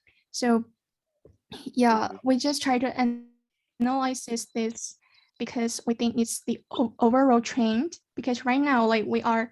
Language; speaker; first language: English; non-native, learner; Chinese